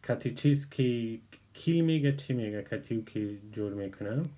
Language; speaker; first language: Persian; non-native, local second language; Pashto